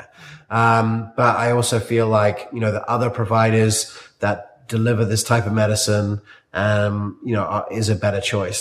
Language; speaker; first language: English; native; English